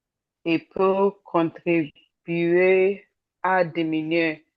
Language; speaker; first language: French; non-native, learner; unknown